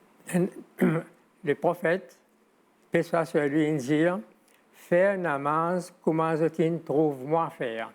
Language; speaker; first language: French; non-native, local second language; Morisyen